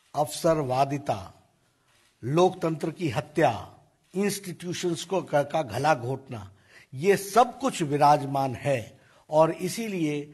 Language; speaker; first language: Hindi; native; Hindi